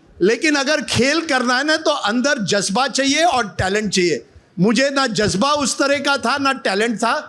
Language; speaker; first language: Hindi; non-native, local second language; Marathi